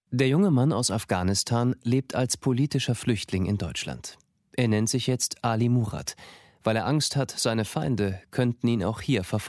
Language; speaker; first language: German; native; German